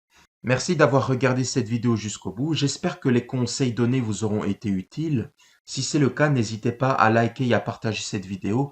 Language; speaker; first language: French; native; French